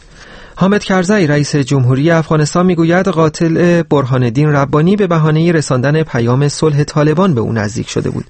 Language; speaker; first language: Persian; native; Persian